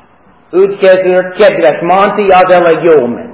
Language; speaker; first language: Hungarian; non-native, fluent; English